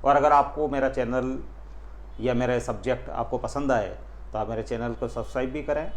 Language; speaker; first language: Hindi; native; Hindi